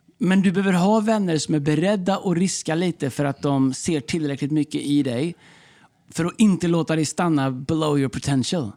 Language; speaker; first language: Swedish; native; Swedish